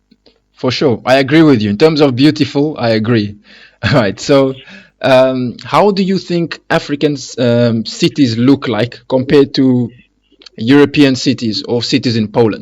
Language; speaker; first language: English; non-native, fluent; Lingala